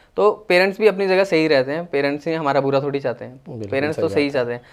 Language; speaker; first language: Hindi; native; Hindi